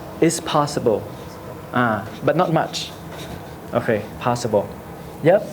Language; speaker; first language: English; non-native, learner; Lao